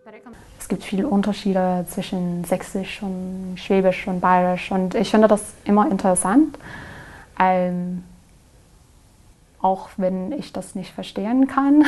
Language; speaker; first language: German; non-native, learner; English